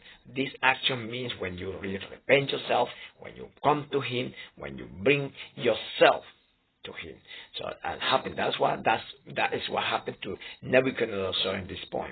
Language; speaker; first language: English; non-native, fluent; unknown